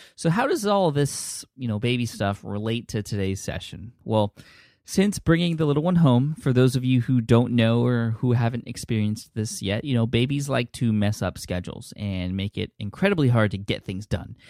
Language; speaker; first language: English; early bilingual, other home language; Filipino